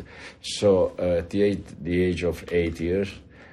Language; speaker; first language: English; non-native, fluent; Italian